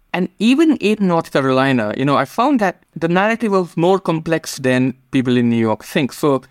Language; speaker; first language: English; non-native, local second language; Gujarati